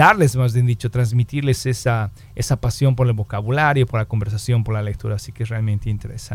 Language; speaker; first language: Spanish; native; Spanish